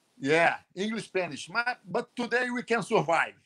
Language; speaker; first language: English; non-native, learner; Portuguese